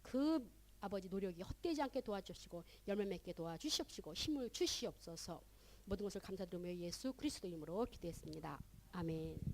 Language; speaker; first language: Korean; native; Korean